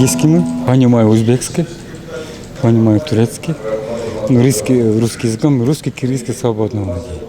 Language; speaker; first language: Russian; non-native, local second language; Kyrgyz